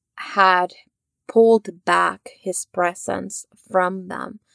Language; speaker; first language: English; early bilingual, other home language; Spanish